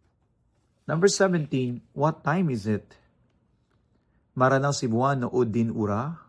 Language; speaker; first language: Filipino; non-native, local second language; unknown